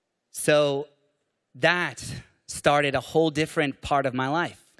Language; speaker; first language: English; native; English